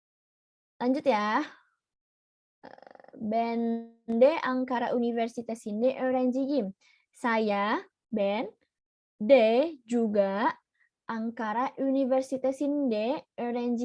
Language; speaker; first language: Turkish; non-native, learner; Indonesian